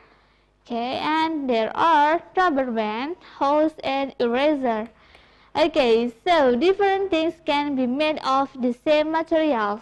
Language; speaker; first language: English; non-native, fluent; Indonesian